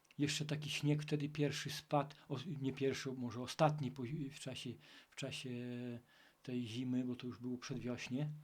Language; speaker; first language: Polish; native; Polish